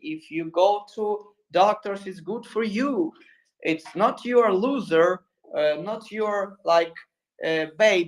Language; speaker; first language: English; non-native, learner; Ukrainian